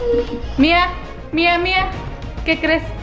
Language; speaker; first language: Spanish; native; Spanish